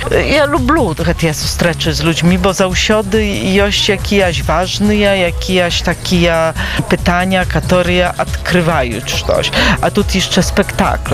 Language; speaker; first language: Polish; non-native, local second language; Belarusian